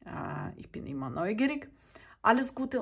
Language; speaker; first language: German; non-native, fluent; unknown